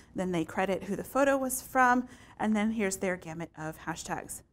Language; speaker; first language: English; native; English